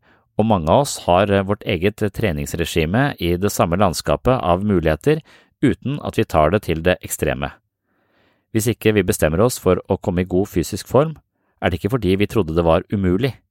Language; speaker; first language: Norwegian; native; Norwegian